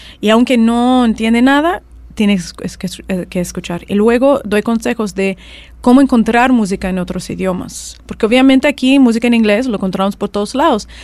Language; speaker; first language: Spanish; non-native, fluent; Russian